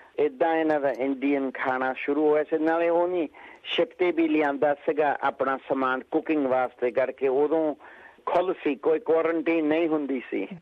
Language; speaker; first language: Punjabi; early bilingual, heritage; Punjabi